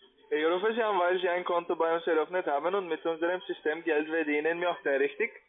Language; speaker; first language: German; non-native, learner; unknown